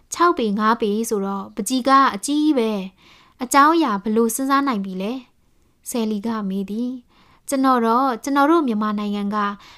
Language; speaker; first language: Burmese; native; Burmese